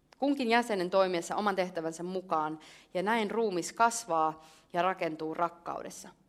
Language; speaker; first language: Finnish; native; Finnish